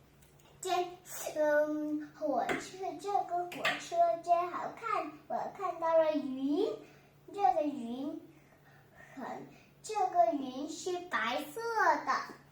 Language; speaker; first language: Chinese; non-native, learner; Vietnamese